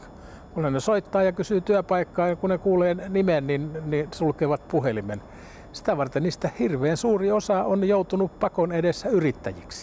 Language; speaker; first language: Finnish; native; Finnish